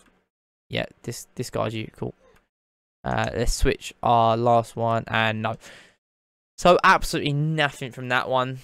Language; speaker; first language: English; native; English